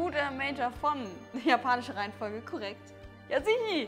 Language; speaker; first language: German; native; German